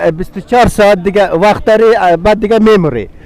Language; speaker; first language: Persian; non-native, local second language; Uzbek